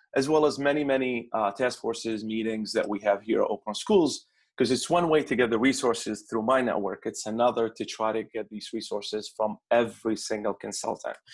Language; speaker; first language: English; non-native, fluent; Arabic